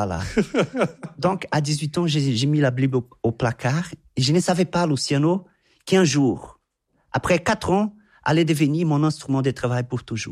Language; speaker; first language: French; non-native, fluent; Portuguese